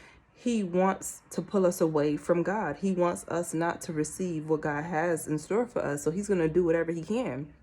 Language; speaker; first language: English; native; English